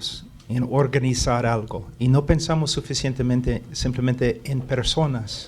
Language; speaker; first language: Spanish; non-native, fluent; English